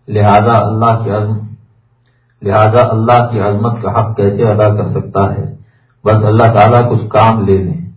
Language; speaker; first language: Urdu; native; Urdu